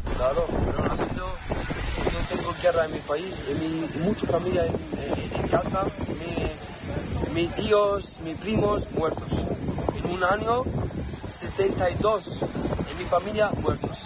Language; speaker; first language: Spanish; non-native, learner; Arabic